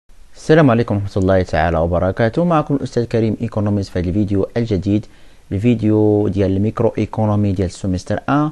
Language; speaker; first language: Arabic; native; Arabic